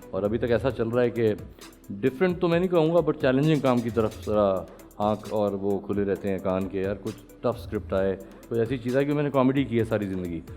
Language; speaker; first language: Urdu; native; Urdu